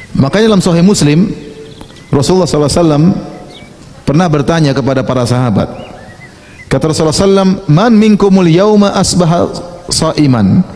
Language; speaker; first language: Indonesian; native; Indonesian